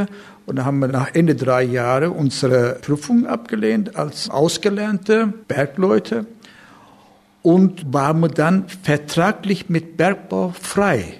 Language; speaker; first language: German; non-native, fluent; Turkish